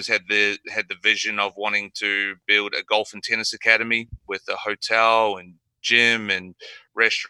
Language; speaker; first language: English; native; English